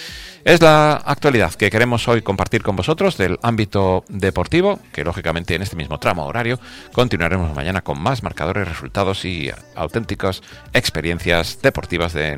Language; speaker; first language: Spanish; native; Spanish